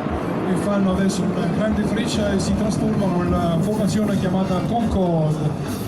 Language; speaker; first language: Italian; native; Italian